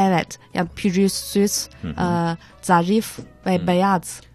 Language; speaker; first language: Turkish; non-native, fluent; Chinese